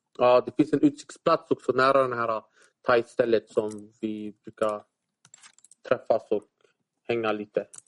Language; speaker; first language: Swedish; early bilingual, other home language; Arabic